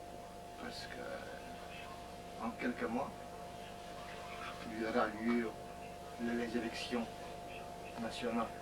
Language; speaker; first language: French; non-native, fluent; Romanian